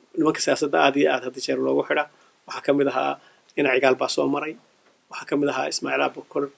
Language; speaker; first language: Somali; native; Somali